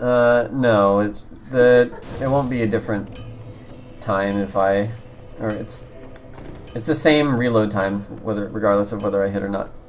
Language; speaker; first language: English; native; English